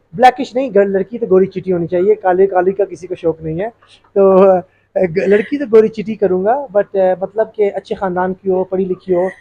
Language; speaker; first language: Hindi; early bilingual, heritage; Urdu